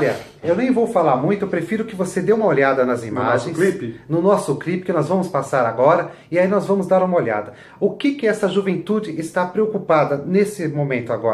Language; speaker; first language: Portuguese; native; Portuguese